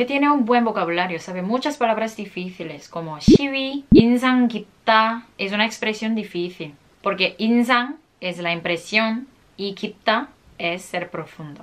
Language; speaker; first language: Spanish; non-native, fluent; Korean